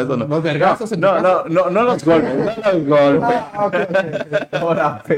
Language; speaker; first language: Spanish; native; Spanish